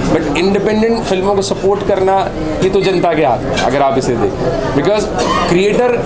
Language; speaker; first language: Hindi; native; Hindi